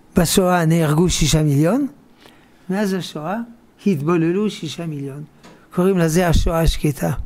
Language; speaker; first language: Hebrew; non-native, fluent; French